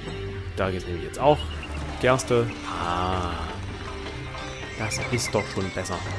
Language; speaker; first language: German; native; German